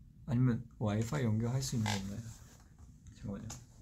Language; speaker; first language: Korean; non-native, fluent; Chinese